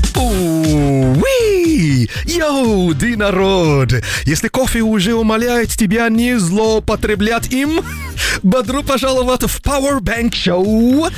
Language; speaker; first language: Russian; non-native, fluent; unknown